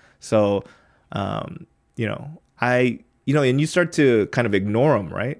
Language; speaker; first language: English; early bilingual, other home language; Korean